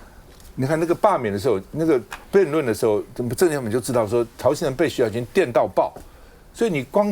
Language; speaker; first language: Chinese; native; Chinese